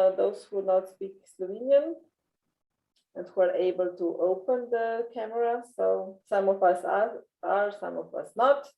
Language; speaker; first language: English; non-native, fluent; Slovenian